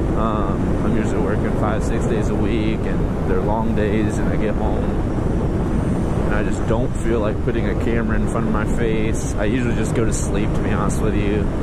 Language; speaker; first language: English; native; English